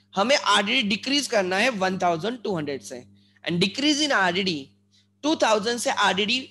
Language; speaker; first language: Hindi; non-native, local second language; Marathi